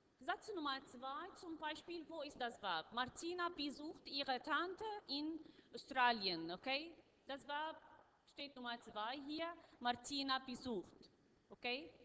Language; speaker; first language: German; non-native, learner; Arabic